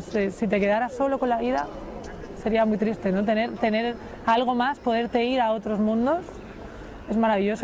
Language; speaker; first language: Spanish; native; Spanish